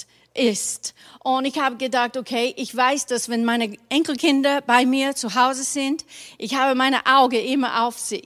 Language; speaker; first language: German; non-native, fluent; English